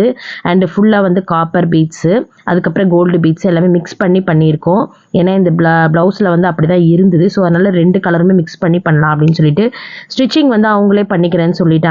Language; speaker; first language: Tamil; native; Tamil